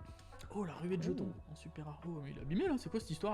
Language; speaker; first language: French; native; French